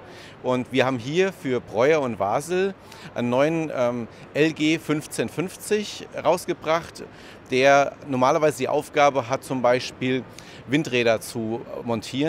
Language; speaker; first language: German; native; German